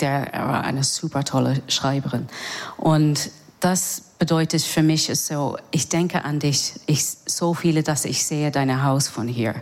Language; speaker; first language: German; non-native, learner; English